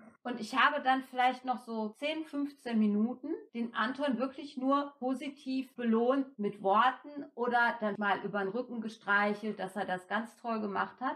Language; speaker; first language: German; native; German